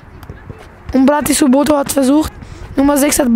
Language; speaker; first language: German; non-native, learner; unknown